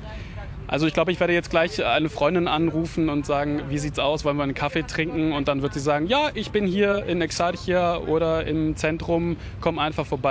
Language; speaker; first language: German; native; German